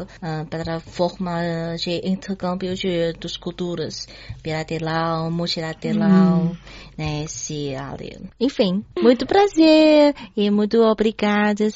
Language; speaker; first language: Portuguese; non-native, learner; Chinese